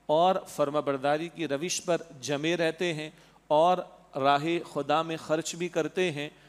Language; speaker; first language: Urdu; native; Urdu